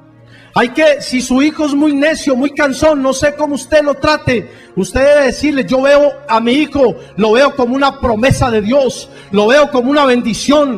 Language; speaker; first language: Spanish; native; Spanish